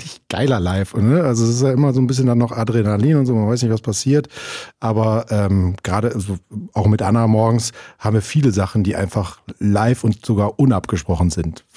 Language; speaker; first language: German; native; German